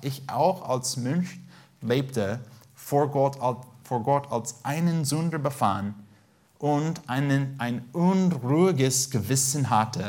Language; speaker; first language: German; non-native, fluent; English